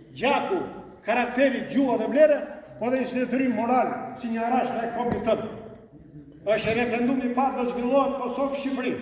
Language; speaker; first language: Albanian; native; Albanian